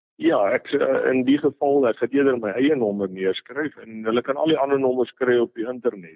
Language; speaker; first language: Afrikaans; native; Afrikaans